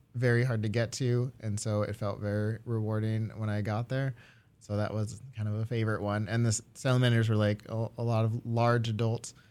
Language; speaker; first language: English; early bilingual, other home language; Japanese